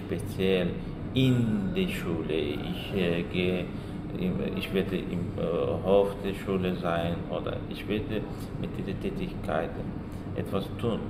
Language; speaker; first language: German; non-native, fluent; Azerbaijani